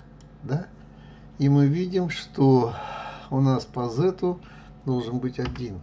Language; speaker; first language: Russian; native; Russian